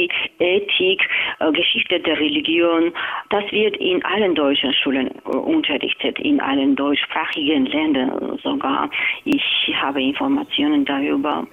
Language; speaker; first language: German; non-native, fluent; Georgian